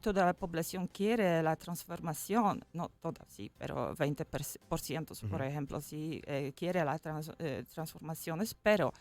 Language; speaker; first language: Spanish; non-native, fluent; Polish